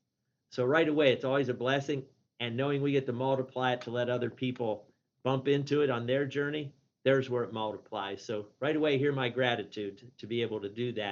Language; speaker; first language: English; native; English